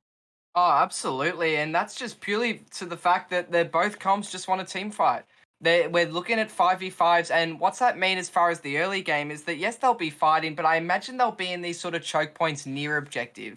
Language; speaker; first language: English; native; English